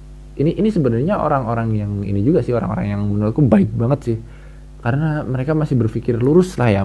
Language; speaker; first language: Indonesian; native; Indonesian